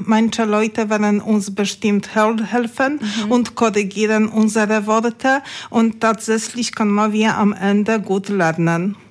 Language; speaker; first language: German; non-native, learner; Polish